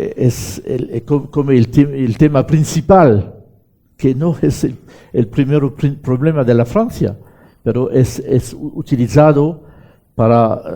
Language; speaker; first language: Spanish; non-native, fluent; French